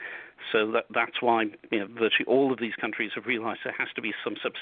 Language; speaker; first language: English; native; English